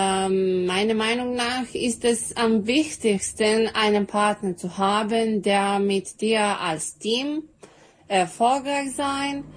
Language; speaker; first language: German; non-native, learner; Serbian